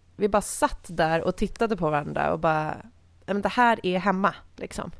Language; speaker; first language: Swedish; native; Swedish